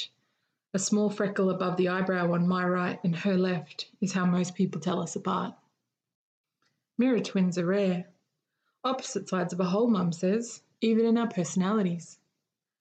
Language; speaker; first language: English; native; English